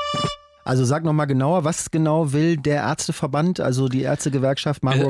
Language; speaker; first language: German; native; German